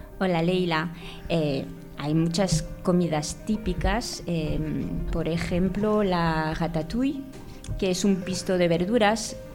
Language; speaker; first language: Spanish; non-native, fluent; French